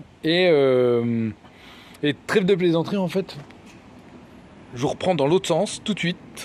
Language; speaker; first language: French; native; French